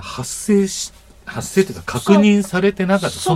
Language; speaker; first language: Japanese; native; Japanese